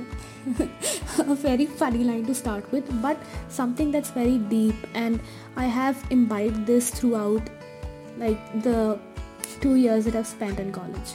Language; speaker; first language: English; non-native, local second language; Hindi